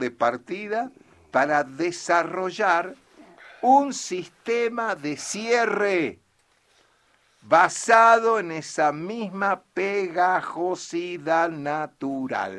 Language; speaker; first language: Spanish; native; Spanish